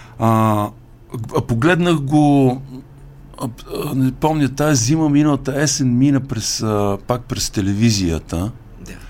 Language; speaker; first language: Bulgarian; native; Bulgarian